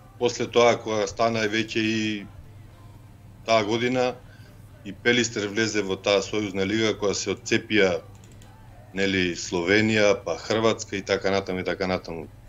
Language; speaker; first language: Macedonian; native; Macedonian